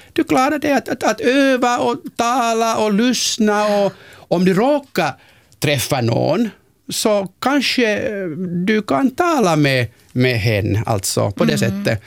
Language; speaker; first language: Swedish; non-native, local second language; Finnish